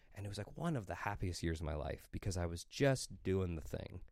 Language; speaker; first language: English; native; English